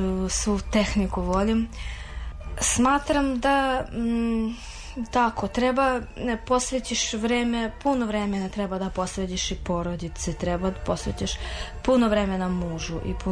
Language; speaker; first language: Serbian; non-native, fluent; Russian